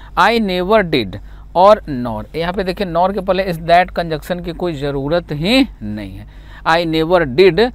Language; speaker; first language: Hindi; native; Hindi